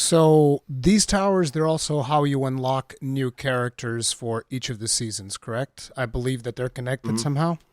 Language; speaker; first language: English; native; English